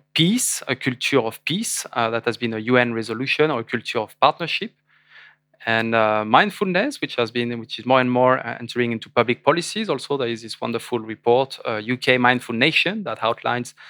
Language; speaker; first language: English; non-native, fluent; French